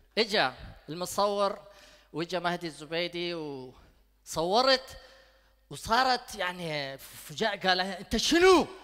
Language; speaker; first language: Arabic; non-native, local second language; Kurdish